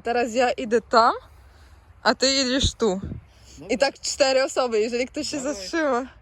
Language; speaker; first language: Polish; non-native, learner; Ukrainian